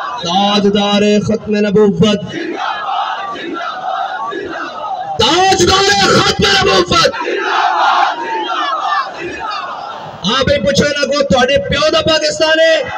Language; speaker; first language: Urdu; non-native, local second language; Punjabi